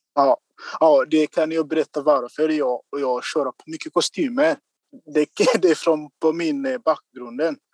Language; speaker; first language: Swedish; non-native, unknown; Kinyarwanda